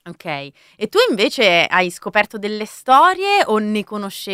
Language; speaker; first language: Italian; native; Italian